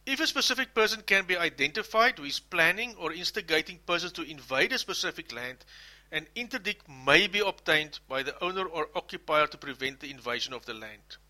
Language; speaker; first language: English; non-native, local second language; Afrikaans